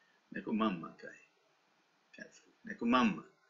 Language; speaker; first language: Japanese; non-native, learner; English